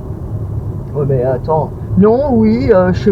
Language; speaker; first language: French; native; French